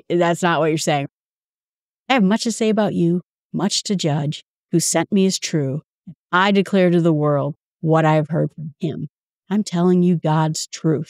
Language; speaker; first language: English; native; English